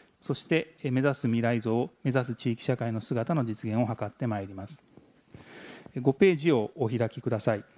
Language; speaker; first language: Japanese; native; Japanese